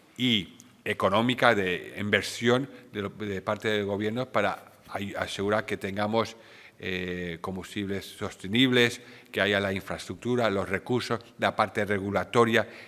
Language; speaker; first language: Spanish; non-native, fluent; English